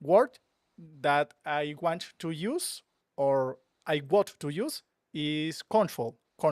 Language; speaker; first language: English; non-native, learner; Spanish